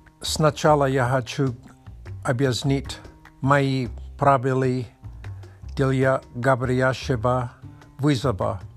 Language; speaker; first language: Russian; non-native, learner; English